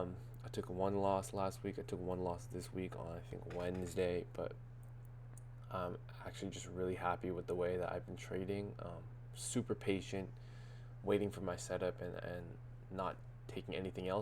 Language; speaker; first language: English; native; English